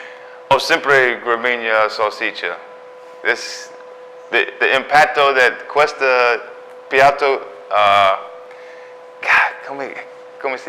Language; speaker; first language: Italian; non-native, learner; English